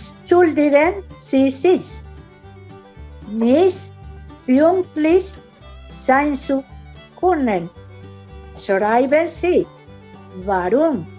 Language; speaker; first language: German; non-native, learner; Spanish